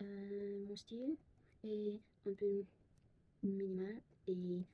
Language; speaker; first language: French; non-native, learner; Korean